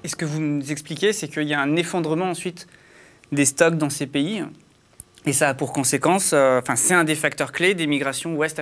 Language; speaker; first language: French; native; French